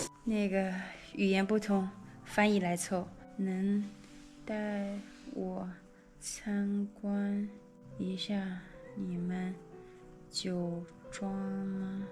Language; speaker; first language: Chinese; native; Chinese